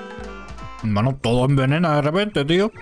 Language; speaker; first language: Spanish; native; Spanish